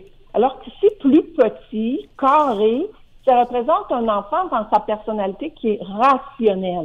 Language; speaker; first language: French; native; French